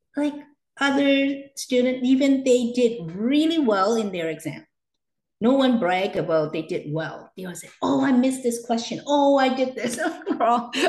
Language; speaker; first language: English; non-native, local second language; Cantonese